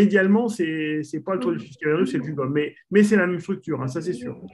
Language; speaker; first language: French; native; French